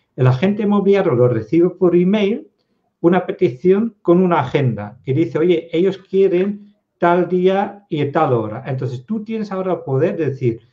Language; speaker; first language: Spanish; non-native, fluent; Dutch